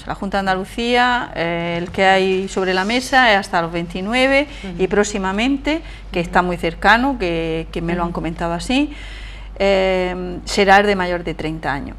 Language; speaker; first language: Spanish; native; Spanish